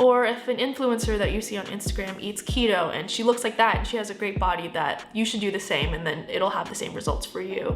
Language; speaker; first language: English; native; English